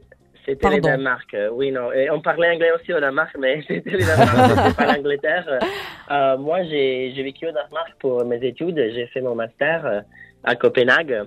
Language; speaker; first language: French; non-native, fluent; Italian